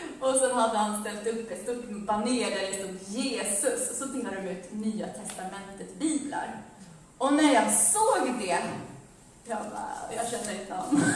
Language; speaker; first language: Swedish; early bilingual, other home language; Amharic